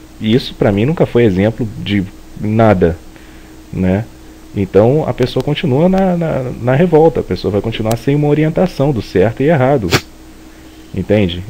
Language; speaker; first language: Portuguese; native; Portuguese